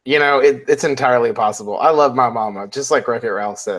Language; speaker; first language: English; native; English